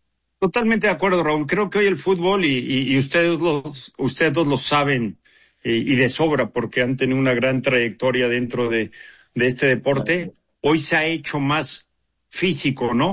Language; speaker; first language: Spanish; native; Spanish